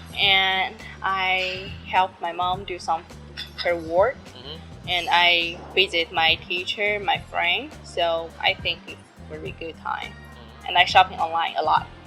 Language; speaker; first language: English; non-native, learner; Chinese